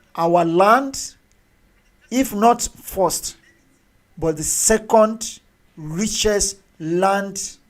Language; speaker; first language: English; non-native, local second language; Yoruba